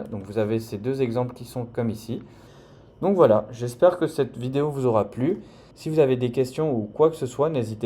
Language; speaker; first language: French; native; French